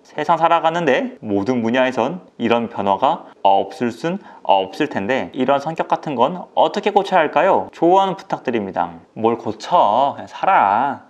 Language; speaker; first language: Korean; native; Korean